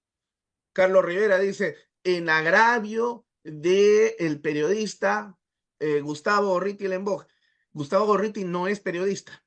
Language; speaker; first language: Spanish; native; Spanish